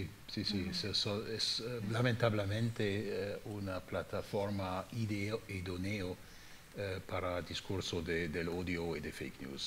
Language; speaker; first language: Spanish; non-native, fluent; German